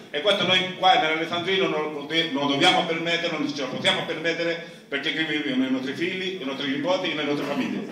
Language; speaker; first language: Italian; non-native, fluent; Spanish